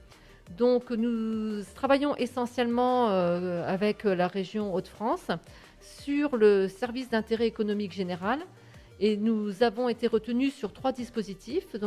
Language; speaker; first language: French; native; French